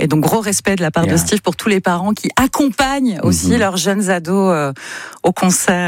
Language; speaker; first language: French; native; French